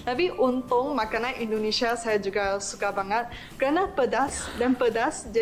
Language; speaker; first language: Indonesian; non-native, fluent; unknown